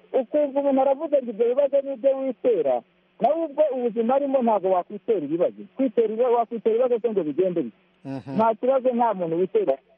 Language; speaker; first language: Kinyarwanda; early bilingual, heritage; Kinyarwanda